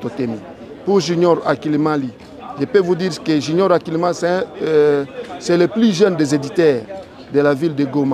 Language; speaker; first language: French; non-native, local second language; Swahili